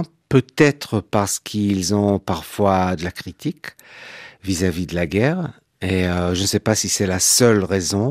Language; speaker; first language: French; non-native, fluent; Hebrew